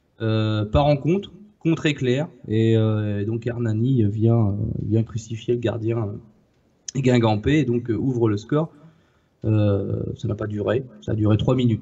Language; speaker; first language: French; native; French